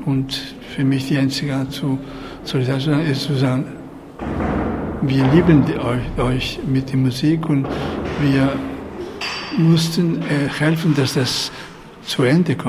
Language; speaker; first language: German; non-native, fluent; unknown